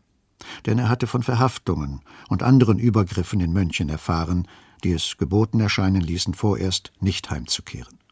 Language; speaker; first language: German; native; German